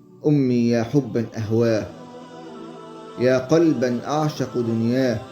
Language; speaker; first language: Arabic; native; Arabic